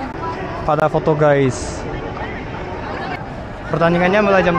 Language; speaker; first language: Indonesian; non-native, fluent; Japanese